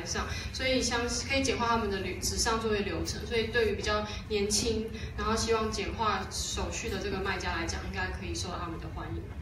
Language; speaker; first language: Chinese; native; Chinese